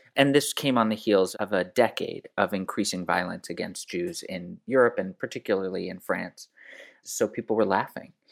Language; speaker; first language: English; early bilingual, other home language; French